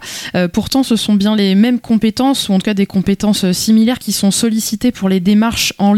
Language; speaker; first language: French; native; French